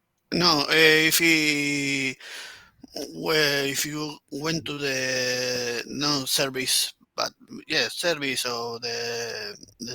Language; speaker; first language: English; non-native, learner; Spanish